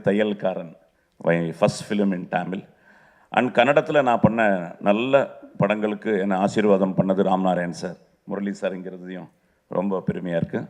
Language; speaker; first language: Tamil; non-native, local second language; Telugu